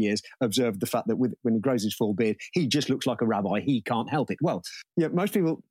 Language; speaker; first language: English; native; English